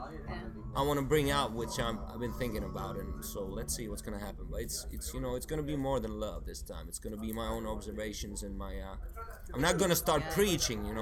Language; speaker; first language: English; non-native, fluent; Swedish